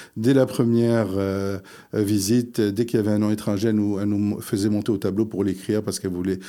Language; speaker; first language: French; early bilingual, other home language; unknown